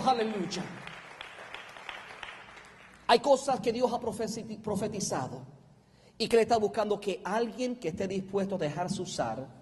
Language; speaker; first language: Spanish; native; Spanish